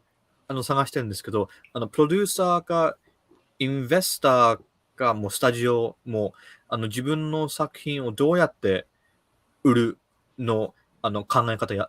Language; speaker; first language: Japanese; early bilingual, heritage; Japanese